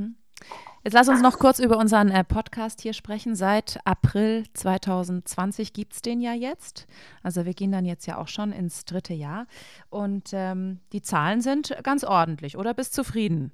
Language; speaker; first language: German; native; German